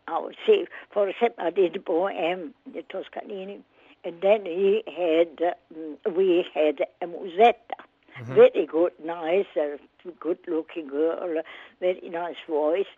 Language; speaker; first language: English; non-native, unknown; Italian